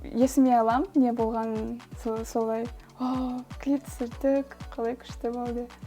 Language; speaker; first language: Kazakh; non-native, local second language; Russian